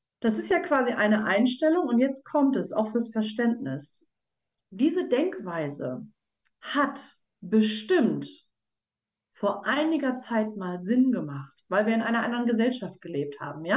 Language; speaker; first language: German; native; German